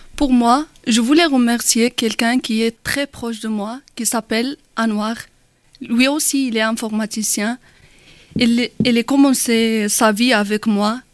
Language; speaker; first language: French; non-native, local second language; Arabic